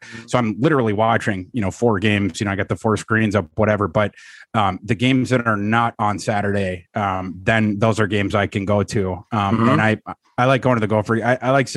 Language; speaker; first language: English; native; English